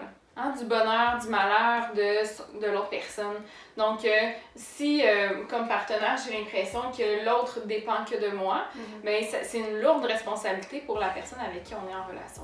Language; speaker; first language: French; native; French